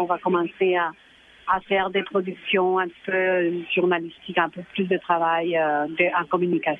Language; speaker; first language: French; non-native, fluent; Spanish